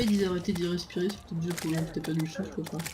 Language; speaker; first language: French; native; French